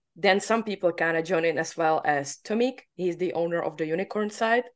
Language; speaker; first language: English; non-native, fluent; Czech